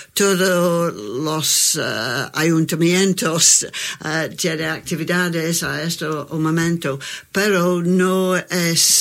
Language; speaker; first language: Spanish; non-native, learner; English